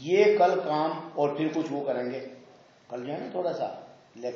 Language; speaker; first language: Hindi; native; Hindi